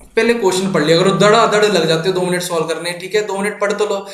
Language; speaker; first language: Hindi; non-native, local second language; Punjabi